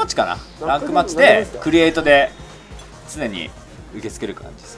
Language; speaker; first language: Japanese; native; Japanese